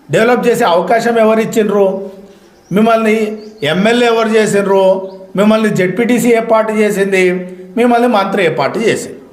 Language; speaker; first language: Telugu; native; Telugu